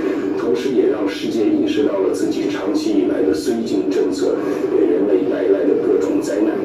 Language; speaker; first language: Chinese; native; Chinese